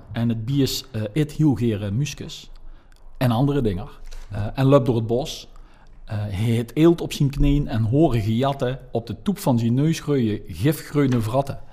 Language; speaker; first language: Dutch; native; Dutch